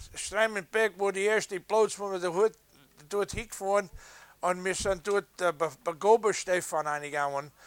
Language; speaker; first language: German; early bilingual, heritage; English